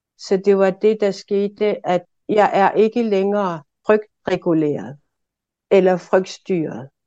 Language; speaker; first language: Danish; non-native, local second language; Kalaallisut